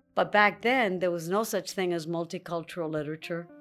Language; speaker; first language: English; early bilingual, other home language; Spanish